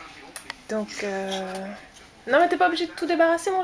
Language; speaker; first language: French; native; French